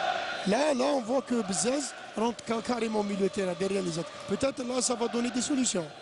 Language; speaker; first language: French; non-native, local second language; Arabic